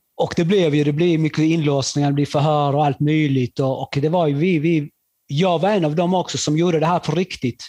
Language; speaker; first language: Swedish; early bilingual, other home language; Spanish